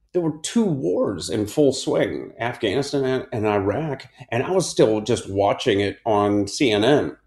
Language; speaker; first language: English; native; English